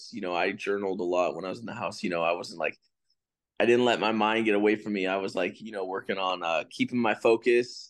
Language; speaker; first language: English; native; English